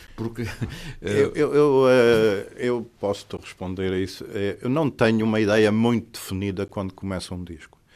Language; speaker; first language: Portuguese; native; Portuguese